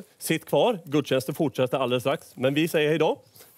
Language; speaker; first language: Swedish; native; Swedish